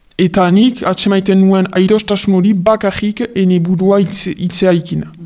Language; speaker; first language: Basque; non-native, local second language; French